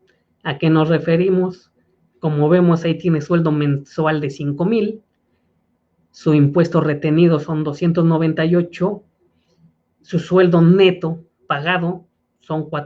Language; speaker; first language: Spanish; native; Spanish